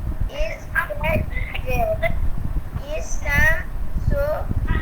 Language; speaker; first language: English; non-native, learner; Bangla